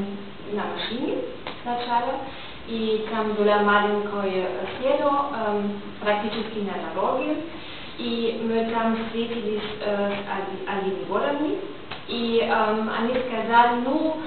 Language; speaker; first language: Russian; non-native, fluent; German